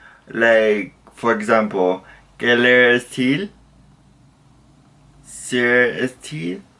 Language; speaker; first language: French; non-native, learner; English